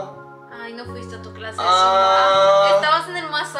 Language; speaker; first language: Spanish; native; Spanish